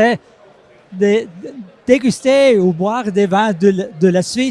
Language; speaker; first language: French; non-native, local second language; German